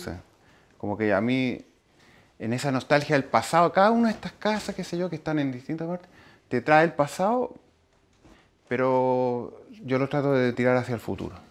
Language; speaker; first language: Spanish; native; Spanish